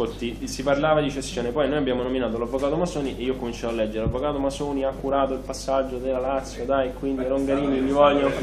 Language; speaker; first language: Italian; native; Italian